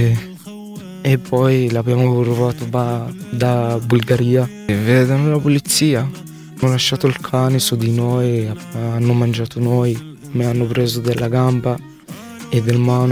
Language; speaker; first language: Italian; non-native, learner; Arabic